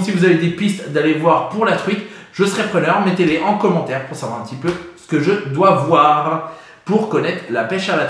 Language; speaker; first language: French; native; French